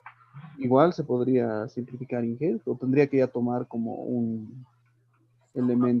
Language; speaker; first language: Spanish; native; Spanish